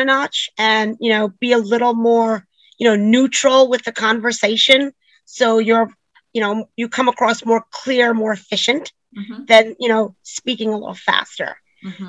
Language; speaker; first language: English; native; English